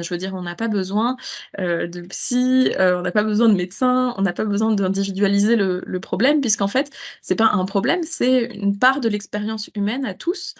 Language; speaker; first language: French; native; French